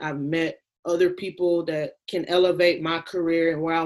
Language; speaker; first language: English; native; English